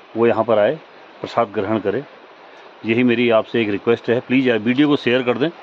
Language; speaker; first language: Hindi; native; Hindi